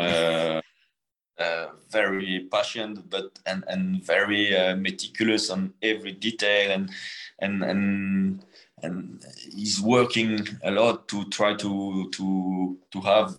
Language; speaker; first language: English; non-native, fluent; French